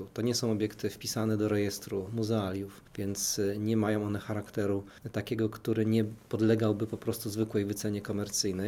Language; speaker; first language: Polish; native; Polish